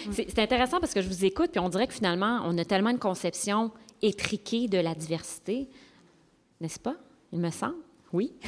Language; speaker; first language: French; native; French